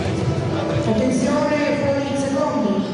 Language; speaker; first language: Italian; native; Italian